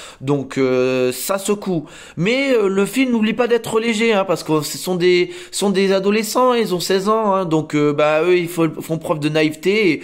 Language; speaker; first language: French; native; French